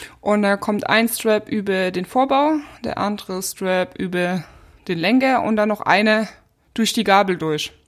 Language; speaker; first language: German; native; German